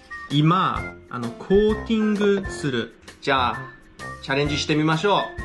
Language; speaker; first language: Japanese; non-native, fluent; English